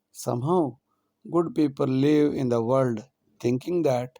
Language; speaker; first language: English; non-native, local second language; Kannada